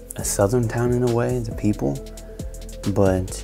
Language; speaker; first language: English; native; English